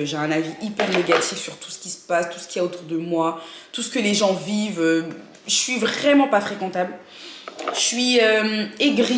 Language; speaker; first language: French; native; French